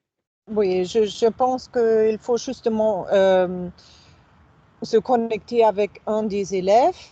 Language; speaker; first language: French; non-native, fluent; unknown